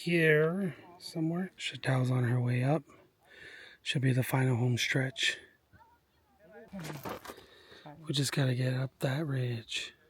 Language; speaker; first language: English; native; English